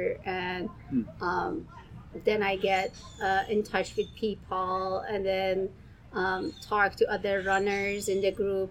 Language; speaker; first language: English; non-native, fluent; Persian